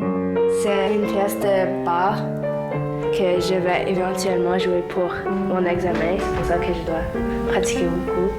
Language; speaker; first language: French; non-native, local second language; English